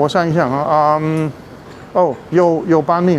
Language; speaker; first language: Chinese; non-native, learner; English